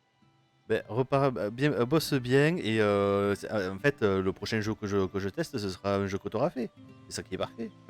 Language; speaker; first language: French; native; French